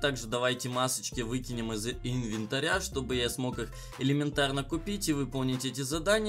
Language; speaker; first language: Russian; native; Russian